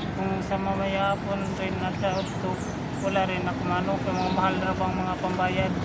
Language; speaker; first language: Filipino; non-native, local second language; Cebuano